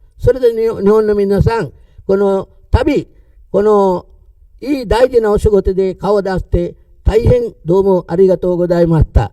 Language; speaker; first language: Japanese; non-native, learner; Sinhala